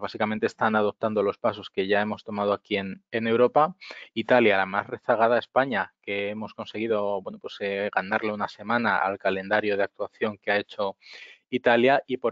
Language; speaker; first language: Spanish; native; Spanish